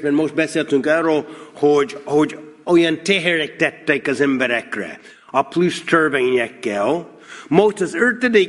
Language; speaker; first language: Hungarian; non-native, fluent; English